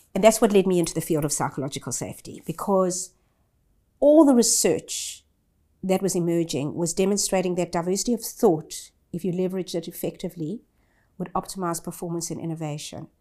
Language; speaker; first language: English; native; English